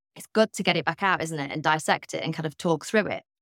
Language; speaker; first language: English; native; English